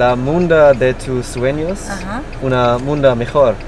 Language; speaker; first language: Spanish; non-native, learner; German